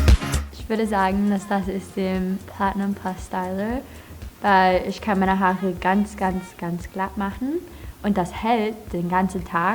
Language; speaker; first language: German; early bilingual, heritage; English